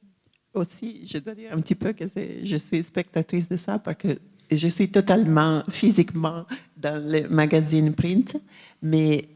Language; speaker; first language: French; non-native, fluent; Italian